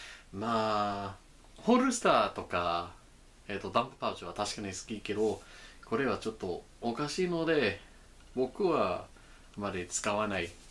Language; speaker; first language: Japanese; non-native, learner; English